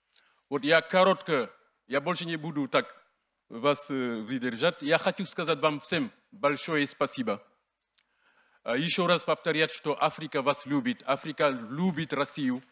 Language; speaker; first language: Russian; non-native, fluent; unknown